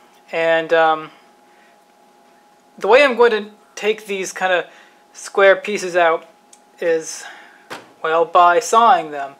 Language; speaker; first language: English; native; English